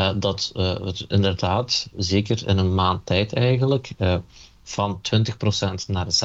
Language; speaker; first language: Dutch; native; Dutch